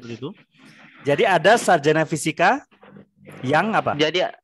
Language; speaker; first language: Indonesian; native; Indonesian